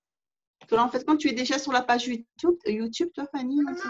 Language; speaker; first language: French; native; French